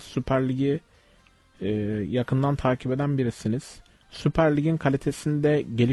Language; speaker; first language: Turkish; native; Turkish